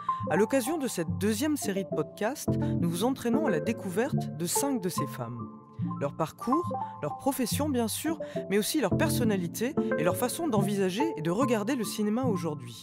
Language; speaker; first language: French; native; French